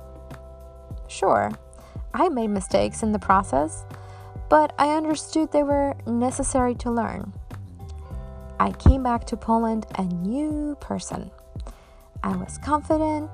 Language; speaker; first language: English; non-native, fluent; Polish